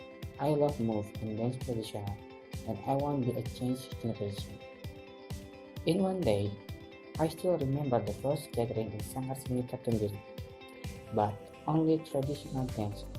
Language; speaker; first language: English; non-native, learner; Indonesian